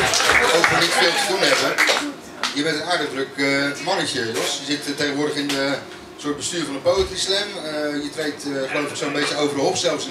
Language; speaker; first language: Dutch; native; Dutch